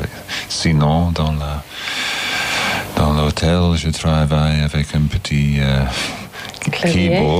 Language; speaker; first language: French; non-native, learner; English